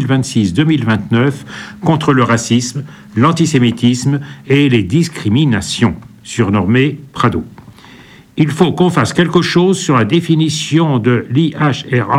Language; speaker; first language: French; native; French